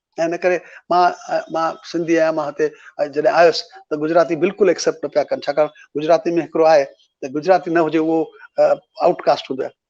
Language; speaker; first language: Sindhi; native; Sindhi